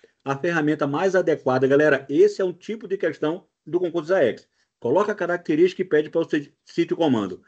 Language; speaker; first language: Portuguese; native; Portuguese